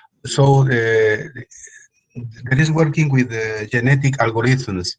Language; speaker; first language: English; non-native, fluent; Spanish